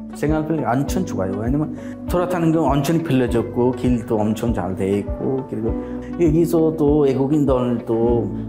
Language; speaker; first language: Korean; non-native, fluent; Bangla